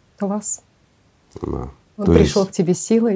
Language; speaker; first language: Russian; native; Russian